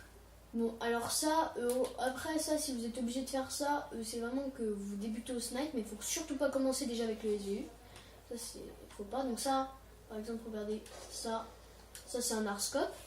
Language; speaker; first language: French; native; French